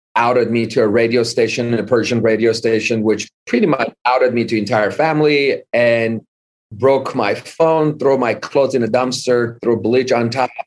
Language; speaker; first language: English; non-native, fluent; Armenian